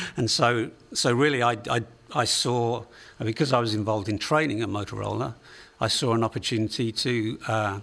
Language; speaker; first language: English; native; English